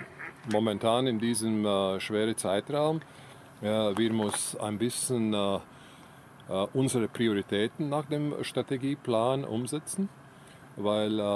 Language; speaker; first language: German; non-native, learner; Latvian